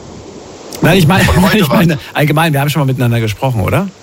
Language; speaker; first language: German; native; German